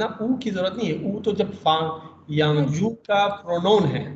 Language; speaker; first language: Urdu; native; Urdu